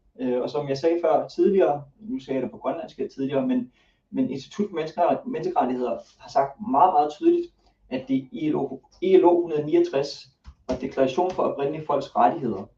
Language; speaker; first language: Danish; early bilingual, other home language; Kalaallisut